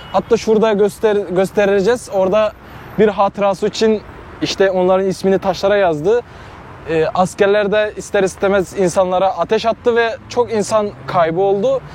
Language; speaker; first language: Turkish; non-native, fluent; Kyrgyz